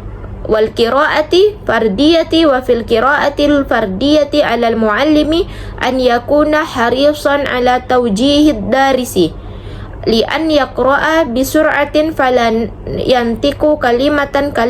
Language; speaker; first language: Arabic; non-native, learner; Indonesian